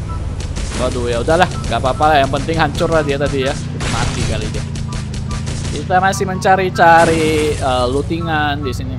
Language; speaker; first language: Indonesian; native; Indonesian